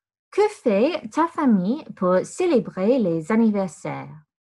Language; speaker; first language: French; non-native, fluent; English